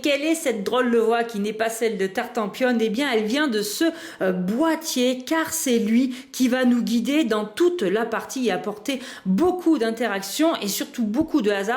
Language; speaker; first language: French; native; French